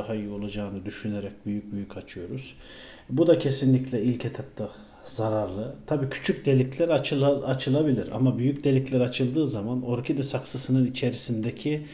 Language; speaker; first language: Turkish; native; Turkish